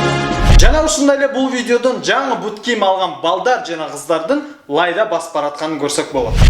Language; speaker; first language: Kyrgyz; native; Kyrgyz